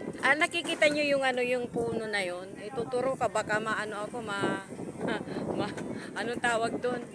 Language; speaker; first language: Filipino; native; Filipino